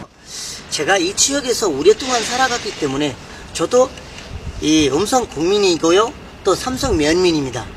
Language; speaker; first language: Korean; non-native, fluent; Bangla